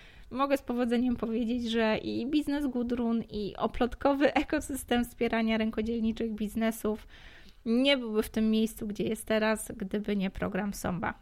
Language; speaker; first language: Polish; native; Polish